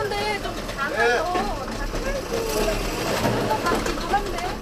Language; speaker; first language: Korean; non-native, fluent; Arabic